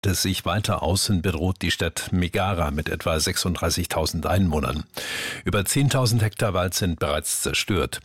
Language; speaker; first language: German; native; German